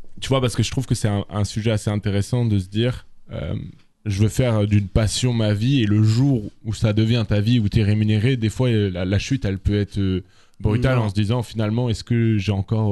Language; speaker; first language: French; native; French